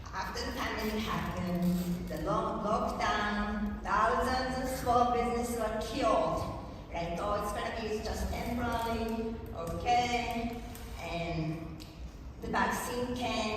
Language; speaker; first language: English; non-native, fluent; Japanese